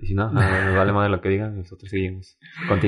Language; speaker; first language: Spanish; native; Spanish